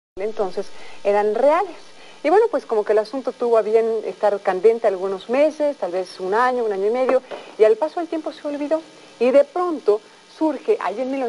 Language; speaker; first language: Spanish; native; Spanish